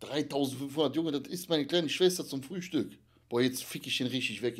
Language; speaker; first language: German; native; German